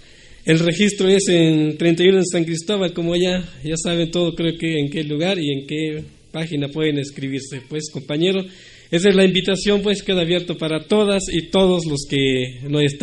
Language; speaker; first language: Spanish; non-native, local second language; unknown